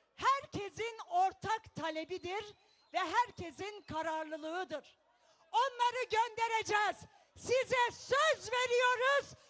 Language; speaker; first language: Turkish; native; Turkish